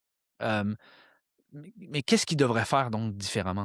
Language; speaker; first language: French; native; French